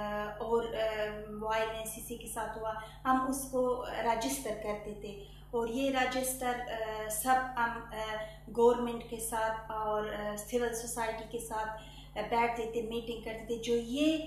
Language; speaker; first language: Hindi; non-native, fluent; Persian